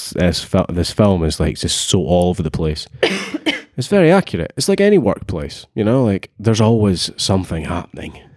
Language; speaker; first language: English; native; English